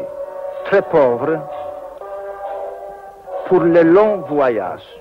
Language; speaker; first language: French; non-native, fluent; Polish